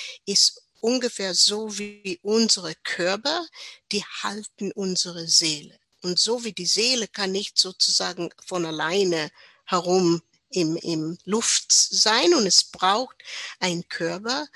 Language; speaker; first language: German; non-native, learner; English